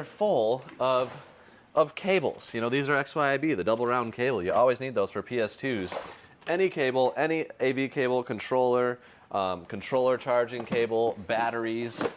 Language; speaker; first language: English; native; English